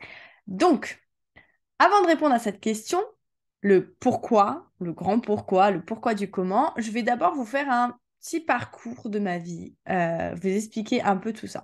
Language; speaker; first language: French; native; French